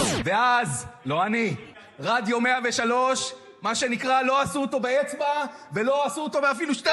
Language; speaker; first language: Hebrew; native; Hebrew